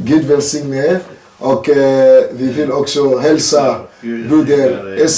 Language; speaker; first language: Swedish; non-native, learner; French